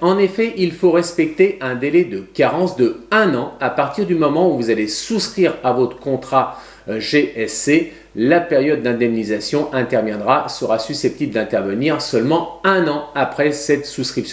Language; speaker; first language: French; native; French